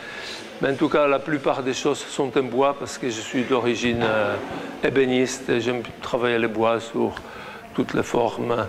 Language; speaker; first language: French; non-native, fluent; Czech